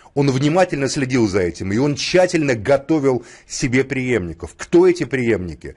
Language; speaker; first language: Russian; native; Russian